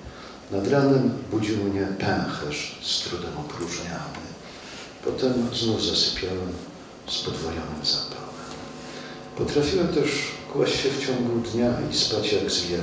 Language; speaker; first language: Polish; native; Polish